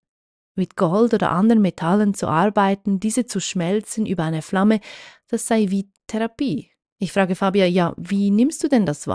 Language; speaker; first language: German; native; German